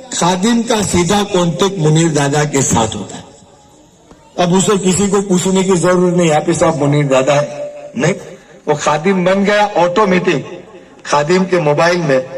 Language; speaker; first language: Urdu; non-native, local second language; Gujarati